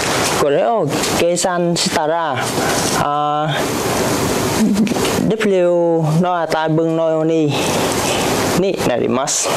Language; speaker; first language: Japanese; non-native, learner; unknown